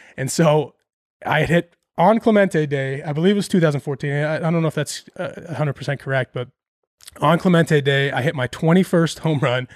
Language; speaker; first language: English; native; English